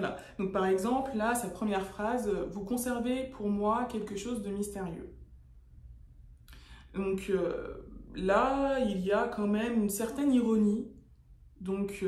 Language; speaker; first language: French; native; French